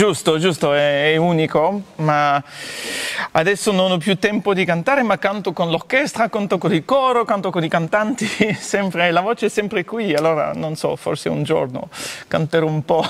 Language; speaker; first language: Italian; non-native, fluent; French